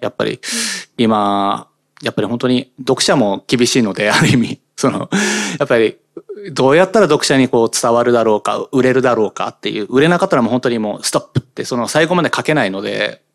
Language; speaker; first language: Japanese; native; Japanese